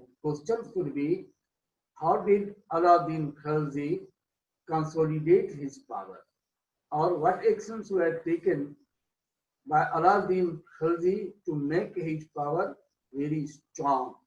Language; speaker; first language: English; non-native, local second language; Hindi